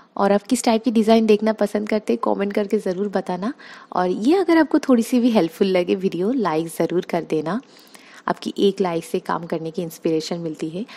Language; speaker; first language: Hindi; non-native, local second language; Bangla